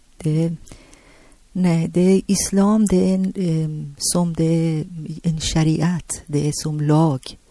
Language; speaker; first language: Swedish; non-native, learner; Persian